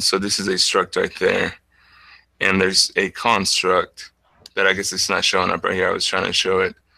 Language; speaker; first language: English; native; English